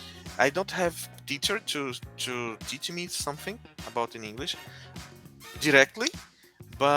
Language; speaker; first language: English; non-native, learner; Portuguese